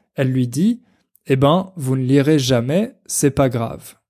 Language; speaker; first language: French; native; French